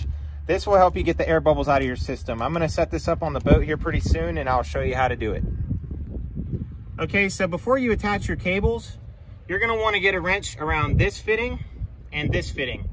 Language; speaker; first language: English; native; English